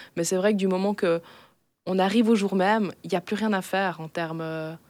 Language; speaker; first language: French; native; French